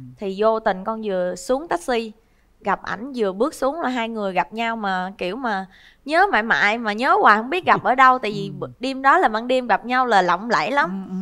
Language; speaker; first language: Vietnamese; native; Vietnamese